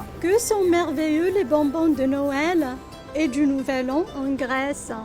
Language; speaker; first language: French; non-native, local second language; Arabic